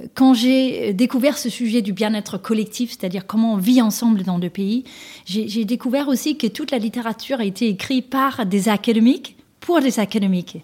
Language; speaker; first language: French; non-native, fluent; Danish